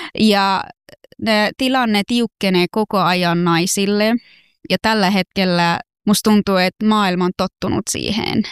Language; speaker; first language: Finnish; non-native, fluent; Persian